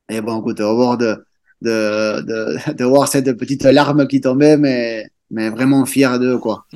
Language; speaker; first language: French; non-native, fluent; Spanish